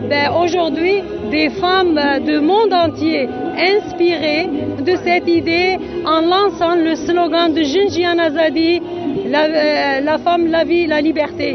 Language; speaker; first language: French; non-native, learner; Kurdish